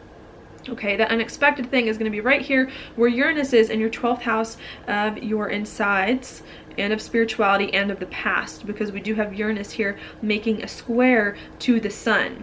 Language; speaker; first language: English; native; English